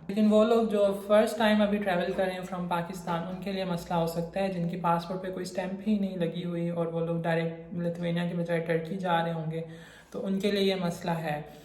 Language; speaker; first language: Urdu; non-native, local second language; Saraiki